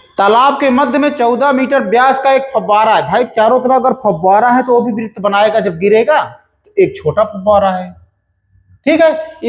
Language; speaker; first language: Hindi; native; Hindi